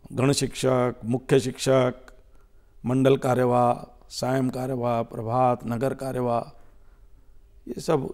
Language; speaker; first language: Hindi; native; Hindi